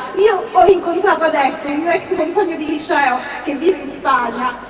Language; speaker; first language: Italian; native; Italian